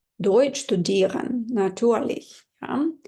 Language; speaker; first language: German; non-native, fluent; Ukrainian